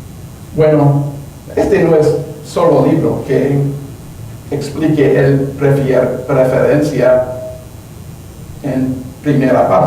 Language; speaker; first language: Spanish; non-native, learner; English